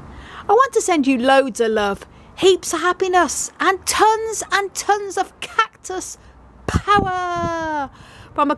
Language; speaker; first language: English; native; English